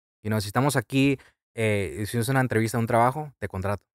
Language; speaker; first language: Spanish; early bilingual, heritage; Spanish